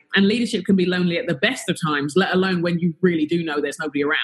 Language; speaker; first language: English; native; English